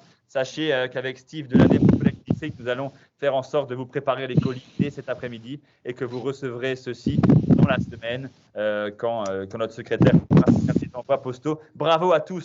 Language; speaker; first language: French; native; French